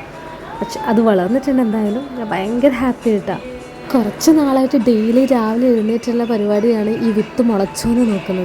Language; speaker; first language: Malayalam; native; Malayalam